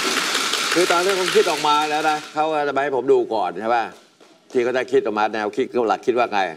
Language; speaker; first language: Thai; native; Thai